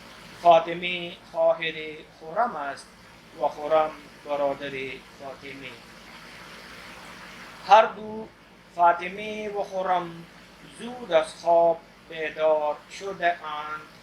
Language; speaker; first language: Persian; non-native, fluent; Urdu